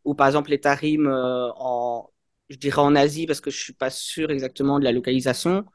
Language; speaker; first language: French; native; French